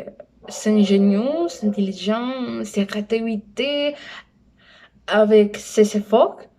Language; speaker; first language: French; non-native, learner; Spanish